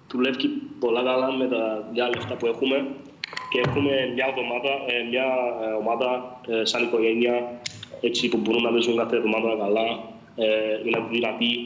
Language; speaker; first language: Greek; early bilingual, other home language; English